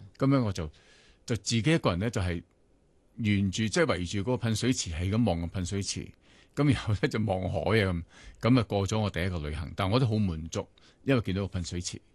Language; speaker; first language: Cantonese; non-native, local second language; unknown